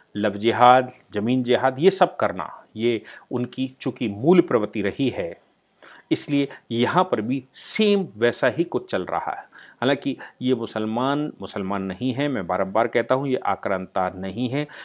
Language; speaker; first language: Hindi; native; Hindi